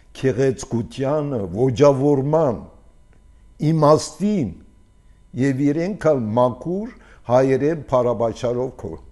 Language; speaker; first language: Armenian; early bilingual, heritage; Armenian